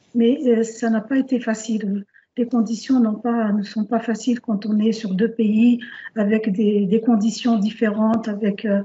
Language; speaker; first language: French; native; French